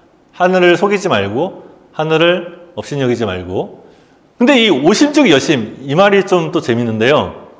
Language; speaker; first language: Korean; native; Korean